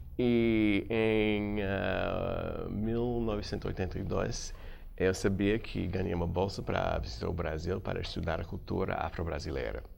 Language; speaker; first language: Portuguese; non-native, fluent; English